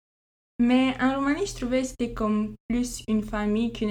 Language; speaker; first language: French; non-native, fluent; Romanian